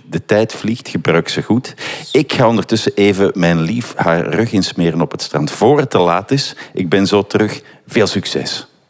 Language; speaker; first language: Dutch; native; Dutch